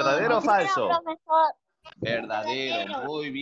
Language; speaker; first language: Spanish; native; Spanish